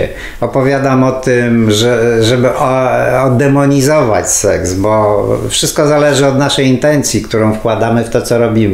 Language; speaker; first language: Polish; native; Polish